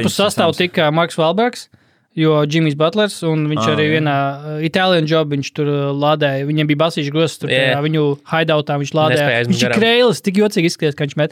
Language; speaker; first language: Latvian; native; Latvian